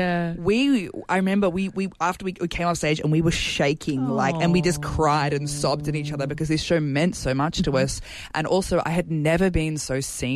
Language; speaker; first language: English; native; English